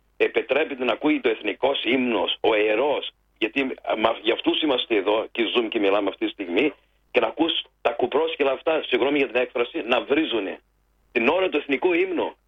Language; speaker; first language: Greek; early bilingual, heritage; Greek